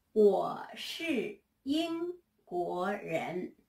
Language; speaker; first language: Chinese; non-native, fluent; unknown